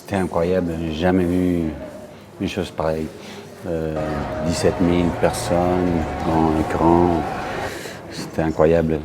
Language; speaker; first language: French; non-native, fluent; English